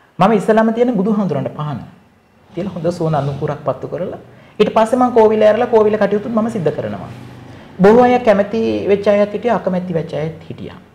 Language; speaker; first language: Sinhala; non-native, local second language; Tamil